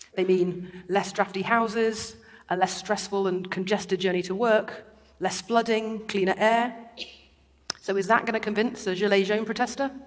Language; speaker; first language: English; native; English